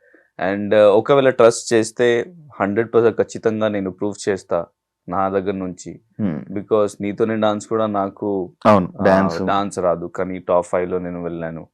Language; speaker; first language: Telugu; non-native, learner; Hindi